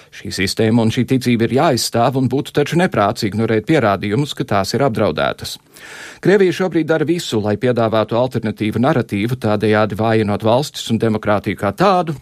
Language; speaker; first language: Latvian; native; Latvian